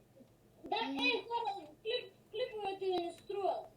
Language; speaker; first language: Bulgarian; native; Bulgarian